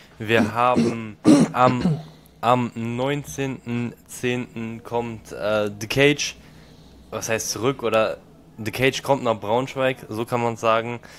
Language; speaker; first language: German; native; German